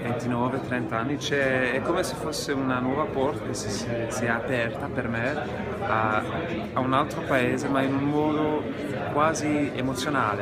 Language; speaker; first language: Italian; non-native, fluent; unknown